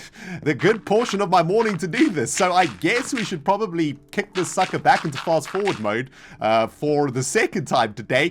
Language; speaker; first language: English; native; English